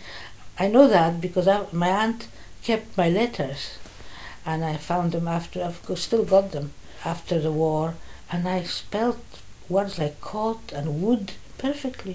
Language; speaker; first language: English; non-native, fluent; Polish